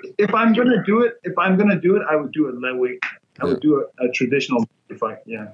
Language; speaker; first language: English; non-native, fluent; Burmese